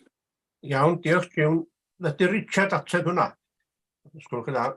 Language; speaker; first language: Welsh; native; Welsh